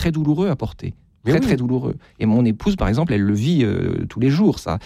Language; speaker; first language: French; native; French